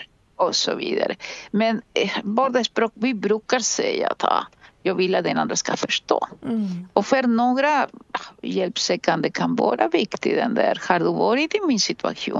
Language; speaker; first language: Swedish; non-native, fluent; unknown